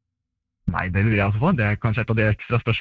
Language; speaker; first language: Norwegian; native; Norwegian